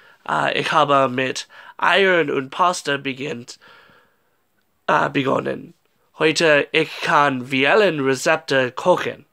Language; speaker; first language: German; non-native, learner; English